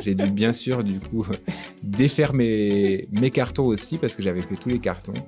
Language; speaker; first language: French; native; French